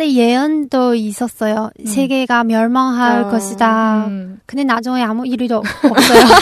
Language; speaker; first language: Korean; non-native, learner; Chinese